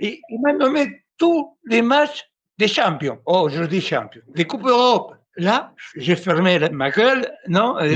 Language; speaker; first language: French; non-native, fluent; Spanish